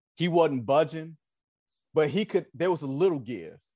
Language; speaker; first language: English; native; English